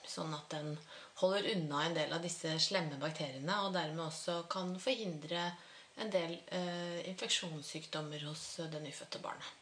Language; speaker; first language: Norwegian; native; Norwegian